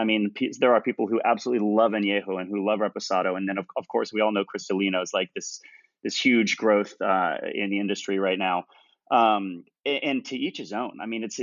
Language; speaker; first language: English; native; English